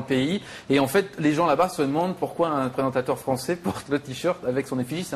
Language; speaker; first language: French; native; French